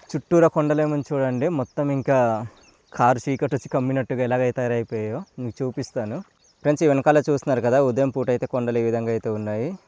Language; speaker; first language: Telugu; non-native, local second language; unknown